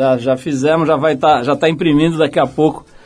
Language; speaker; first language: Portuguese; native; Portuguese